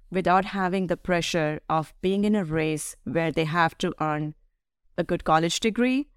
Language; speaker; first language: English; non-native, local second language; Hindi